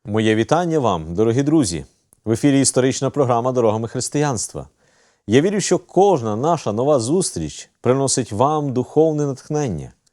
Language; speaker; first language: Ukrainian; native; Ukrainian